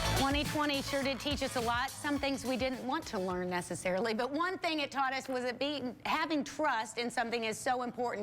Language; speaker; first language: English; native; English